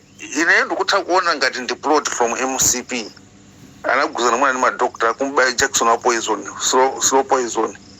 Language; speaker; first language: Nyanja; non-native, local second language; Tumbuka